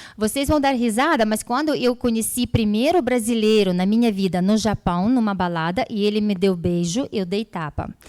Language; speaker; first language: Portuguese; non-native, fluent; Russian